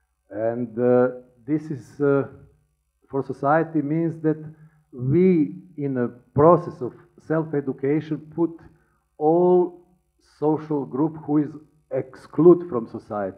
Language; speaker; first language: English; non-native, learner; Serbian